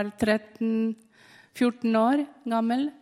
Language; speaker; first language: Norwegian; non-native, fluent; Polish